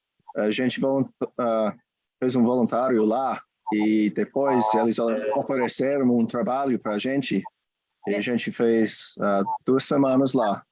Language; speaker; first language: Portuguese; non-native, learner; English